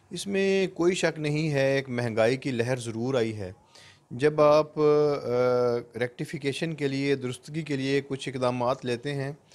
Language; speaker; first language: Urdu; non-native, local second language; Punjabi